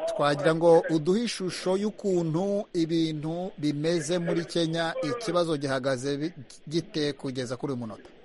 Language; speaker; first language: Kinyarwanda; native; Kinyarwanda